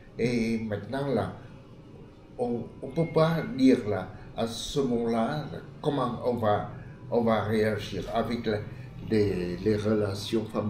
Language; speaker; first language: French; non-native, fluent; Vietnamese